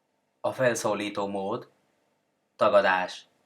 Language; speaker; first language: Hungarian; non-native, learner; Spanish